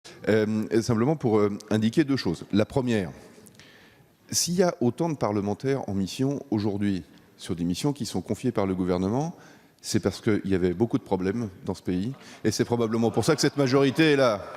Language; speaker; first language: French; native; French